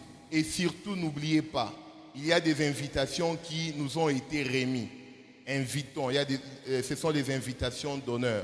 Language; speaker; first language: French; non-native, local second language; Lingala